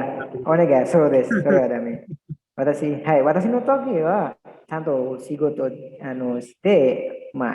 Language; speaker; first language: Japanese; non-native, learner; Indonesian